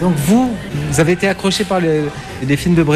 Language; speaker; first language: French; native; French